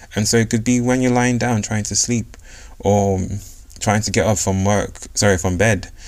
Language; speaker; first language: English; non-native, local second language; Yoruba